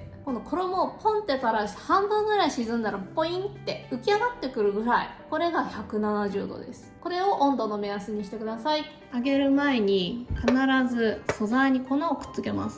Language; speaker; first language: Japanese; native; Japanese